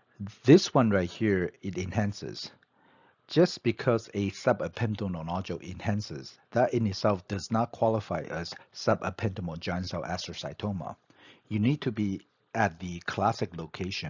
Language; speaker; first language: English; non-native, fluent; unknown